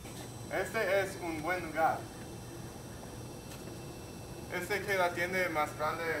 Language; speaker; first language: Spanish; non-native, learner; English